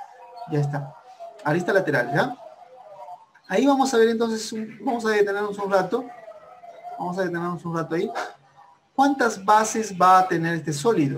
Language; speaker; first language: Spanish; native; Spanish